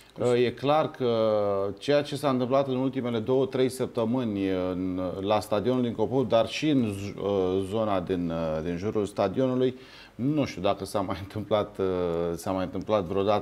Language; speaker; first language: Romanian; native; Romanian